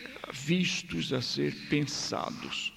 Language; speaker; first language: Spanish; non-native, fluent; Portuguese